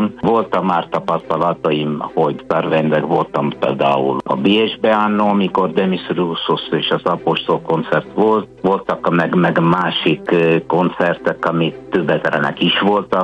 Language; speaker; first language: Hungarian; non-native, fluent; Italian